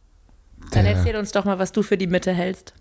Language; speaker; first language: German; native; German